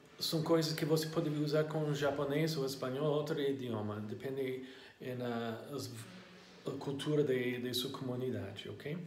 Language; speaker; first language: Portuguese; non-native, learner; English